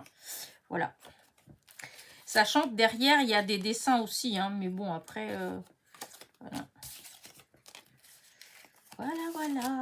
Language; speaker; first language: French; native; French